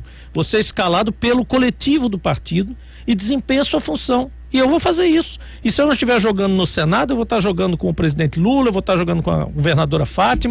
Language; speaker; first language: Portuguese; native; Portuguese